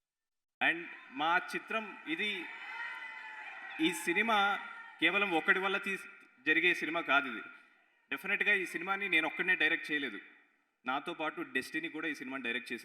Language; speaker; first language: Telugu; native; Telugu